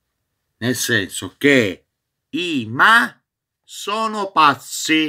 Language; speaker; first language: Italian; native; Italian